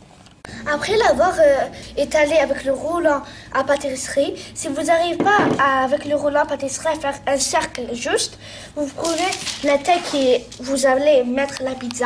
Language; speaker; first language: French; non-native, learner; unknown